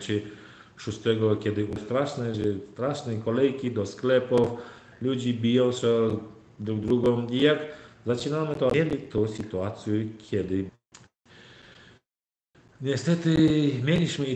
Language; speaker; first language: Polish; non-native, learner; Turkmen